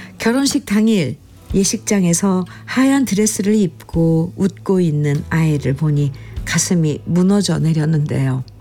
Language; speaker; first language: Korean; native; Korean